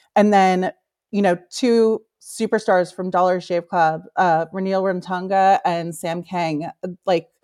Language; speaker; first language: English; native; English